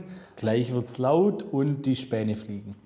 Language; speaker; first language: German; native; German